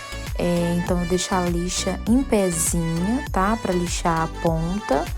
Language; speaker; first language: Portuguese; native; Portuguese